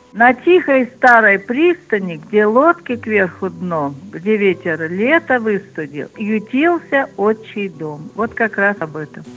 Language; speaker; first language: Russian; native; Russian